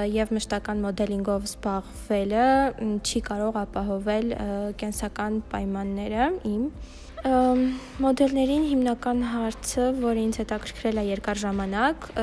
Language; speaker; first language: Armenian; native; Armenian